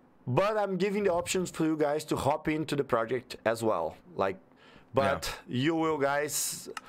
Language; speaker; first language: English; non-native, fluent; Portuguese